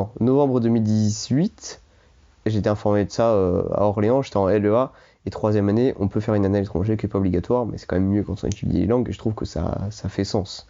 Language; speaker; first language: French; native; French